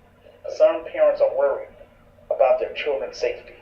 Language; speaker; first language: English; native; English